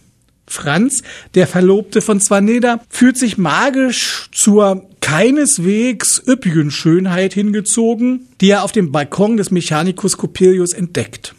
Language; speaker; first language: German; native; German